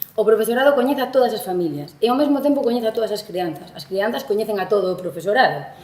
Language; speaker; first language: Galician; non-native, local second language; Spanish